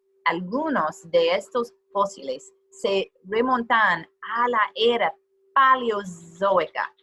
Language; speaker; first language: Spanish; non-native, learner; English